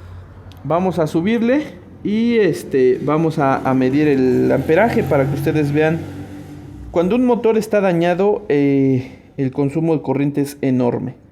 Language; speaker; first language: Spanish; native; Spanish